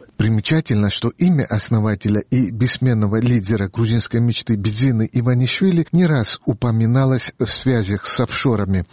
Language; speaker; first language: Russian; non-native, local second language; Georgian